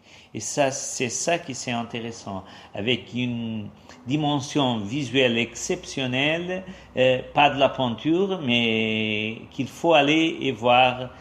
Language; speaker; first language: French; non-native, fluent; Portuguese